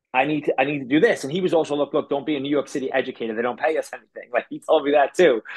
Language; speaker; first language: English; native; English